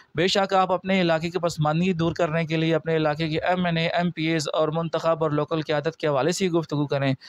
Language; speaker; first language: Urdu; non-native, local second language; Northern Hindko